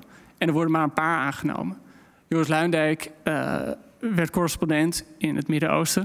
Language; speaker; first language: Dutch; native; Dutch